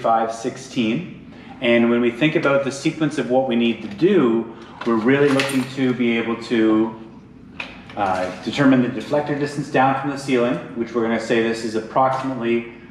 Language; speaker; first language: English; native; English